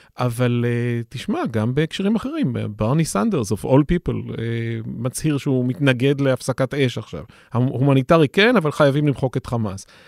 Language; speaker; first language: Hebrew; native; Hebrew